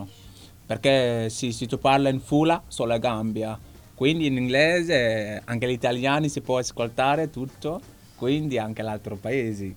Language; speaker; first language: Italian; non-native, learner; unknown